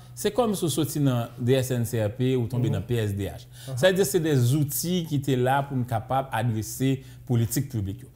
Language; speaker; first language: French; native; French